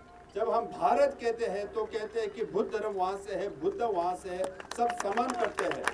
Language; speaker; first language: Hindi; non-native, learner; Tibetan